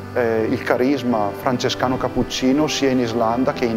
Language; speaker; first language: Italian; native; Italian